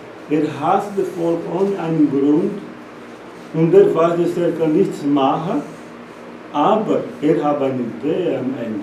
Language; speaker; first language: German; non-native, learner; Portuguese